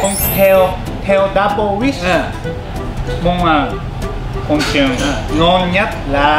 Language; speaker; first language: Vietnamese; non-native, learner; Japanese